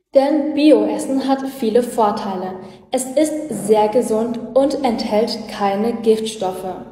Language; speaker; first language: German; non-native, learner; Vietnamese